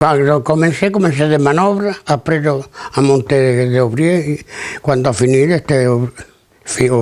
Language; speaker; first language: French; non-native, learner; Spanish